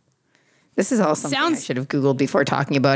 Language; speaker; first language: English; non-native, fluent; Portuguese